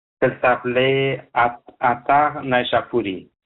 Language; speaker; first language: French; non-native, learner; Persian